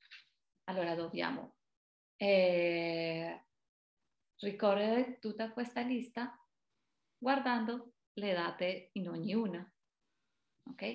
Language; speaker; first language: Italian; non-native, fluent; Spanish